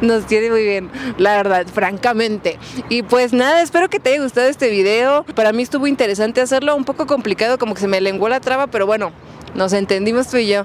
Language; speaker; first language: Spanish; native; Spanish